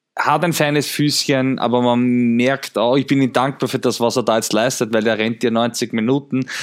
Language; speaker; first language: German; native; German